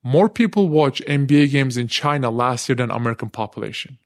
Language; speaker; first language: English; non-native, fluent; Turkish